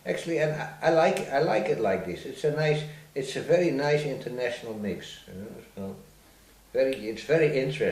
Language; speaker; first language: English; non-native, fluent; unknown